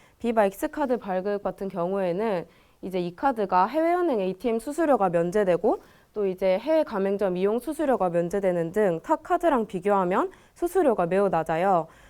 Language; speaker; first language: Korean; native; Korean